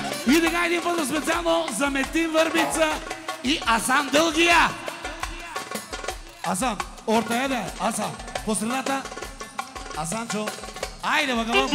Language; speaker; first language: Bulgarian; non-native, local second language; Turkish